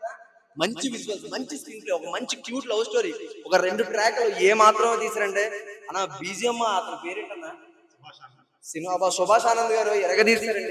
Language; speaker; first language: Telugu; native; Telugu